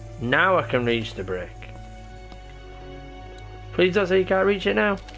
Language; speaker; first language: English; native; English